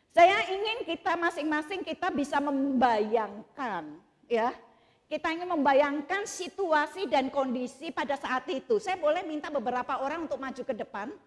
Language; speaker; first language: Indonesian; native; Indonesian